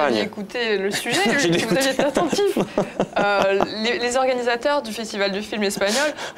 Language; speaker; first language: French; native; French